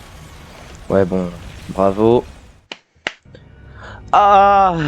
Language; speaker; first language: French; native; French